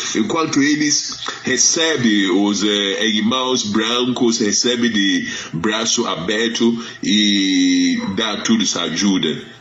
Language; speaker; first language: Portuguese; non-native, fluent; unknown